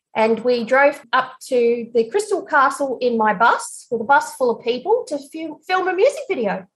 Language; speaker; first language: English; native; English